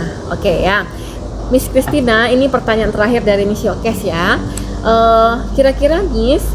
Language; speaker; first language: Indonesian; native; Indonesian